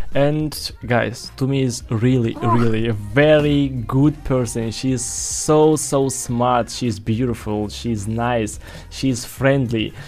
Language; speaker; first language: English; non-native, fluent; Russian